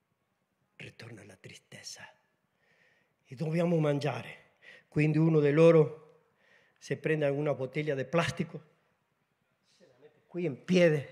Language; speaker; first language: Italian; non-native, learner; Spanish